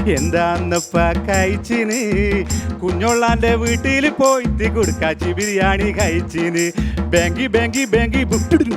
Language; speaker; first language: Malayalam; native; Malayalam